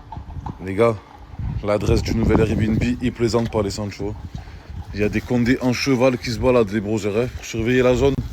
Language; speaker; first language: French; native; French